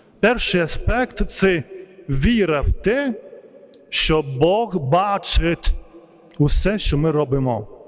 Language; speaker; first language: Ukrainian; non-native, fluent; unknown